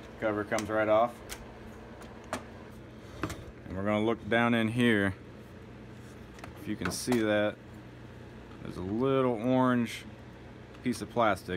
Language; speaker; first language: English; native; English